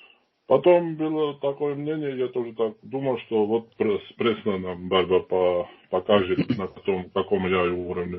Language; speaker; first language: Russian; non-native, fluent; Georgian